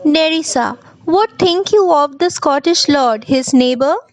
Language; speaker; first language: English; non-native, local second language; Bangla